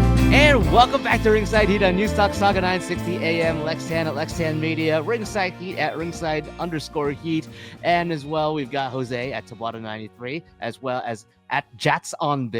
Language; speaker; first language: English; native; English